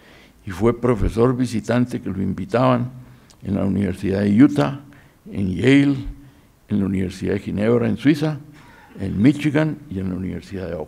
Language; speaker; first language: Spanish; native; Spanish